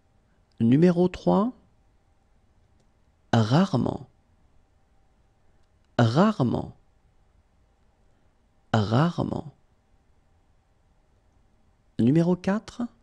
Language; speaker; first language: French; native; French